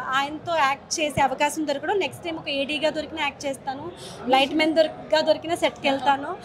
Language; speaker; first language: Telugu; non-native, local second language; Marathi